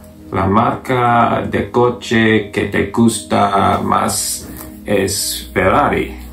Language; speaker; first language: Spanish; non-native, learner; English